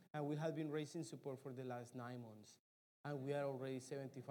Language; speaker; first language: English; non-native, fluent; Spanish